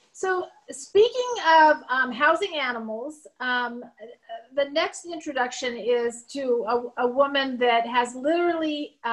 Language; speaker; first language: English; native; English